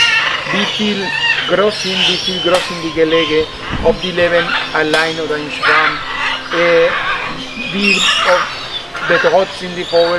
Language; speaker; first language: German; non-native, fluent; Spanish